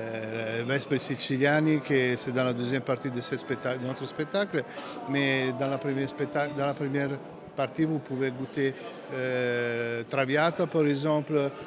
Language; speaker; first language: French; non-native, fluent; Italian